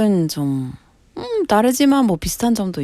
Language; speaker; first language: Korean; non-native, learner; English